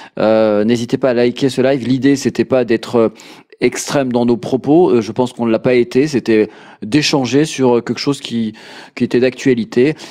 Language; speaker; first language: French; native; French